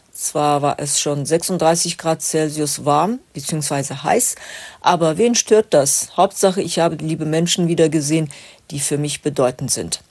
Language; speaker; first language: German; non-native, fluent; Turkish